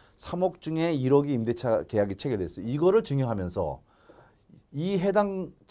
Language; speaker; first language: Korean; native; Korean